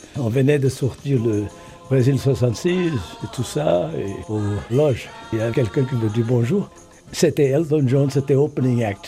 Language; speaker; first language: French; non-native, fluent; Portuguese